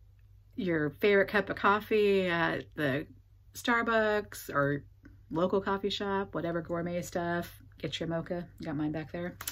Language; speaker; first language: English; native; English